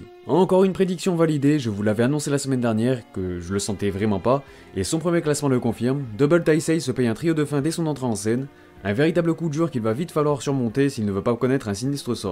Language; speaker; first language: French; native; French